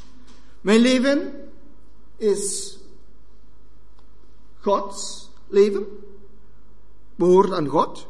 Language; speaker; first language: Dutch; non-native, fluent; German